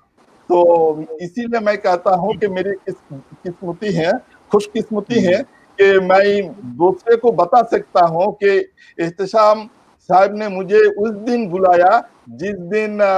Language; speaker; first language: Urdu; non-native, local second language; Bangla